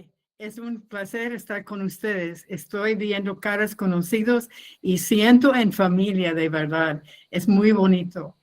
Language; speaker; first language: Spanish; non-native, fluent; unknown